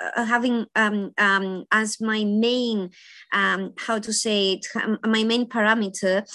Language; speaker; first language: English; non-native, fluent; Greek